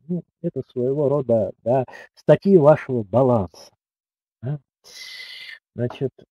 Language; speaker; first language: Russian; native; Russian